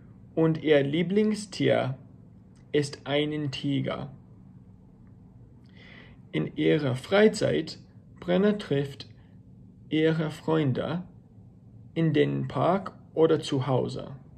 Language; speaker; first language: German; non-native, learner; English